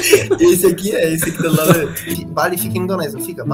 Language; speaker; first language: Portuguese; native; Portuguese